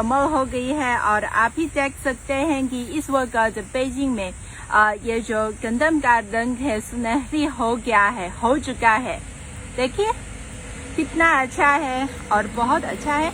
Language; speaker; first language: Urdu; non-native, fluent; Chinese